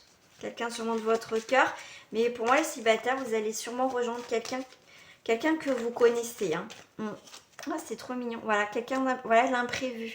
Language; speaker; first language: French; native; French